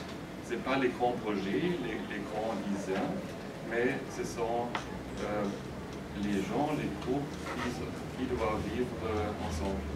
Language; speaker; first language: French; non-native, fluent; German